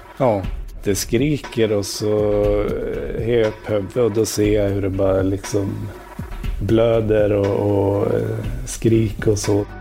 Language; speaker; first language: Swedish; native; Swedish